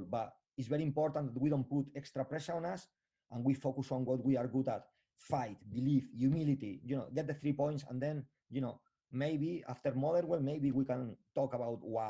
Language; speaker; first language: English; non-native, fluent; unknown